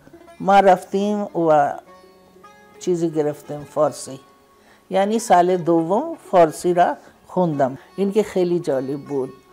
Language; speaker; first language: Persian; non-native, fluent; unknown